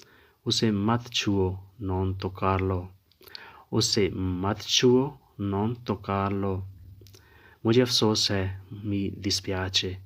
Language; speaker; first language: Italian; non-native, learner; Urdu